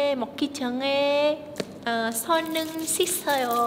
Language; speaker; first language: Korean; non-native, learner; Vietnamese